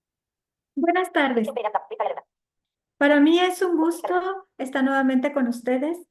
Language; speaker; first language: Spanish; native; Spanish